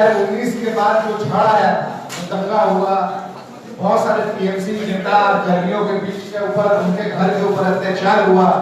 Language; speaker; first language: Hindi; native; Hindi